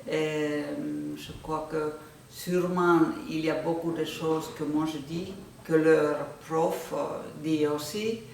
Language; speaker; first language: French; non-native, fluent; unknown